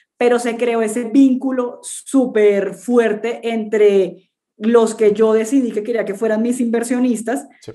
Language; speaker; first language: Spanish; native; Spanish